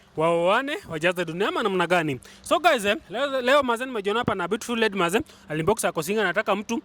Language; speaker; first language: Swahili; non-native, local second language; Luyia